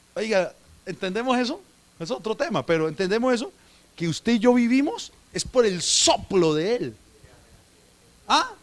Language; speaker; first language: Spanish; native; Spanish